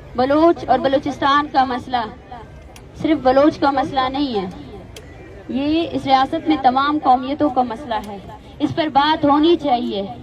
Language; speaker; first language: Urdu; non-native, local second language; Baluchi